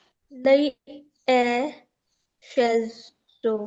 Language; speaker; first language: Italian; non-native, learner; Urdu